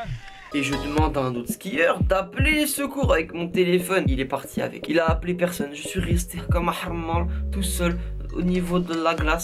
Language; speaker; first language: French; native; French